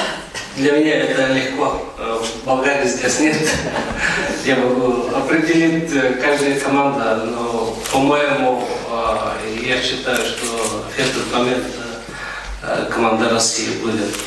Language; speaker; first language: Russian; non-native, learner; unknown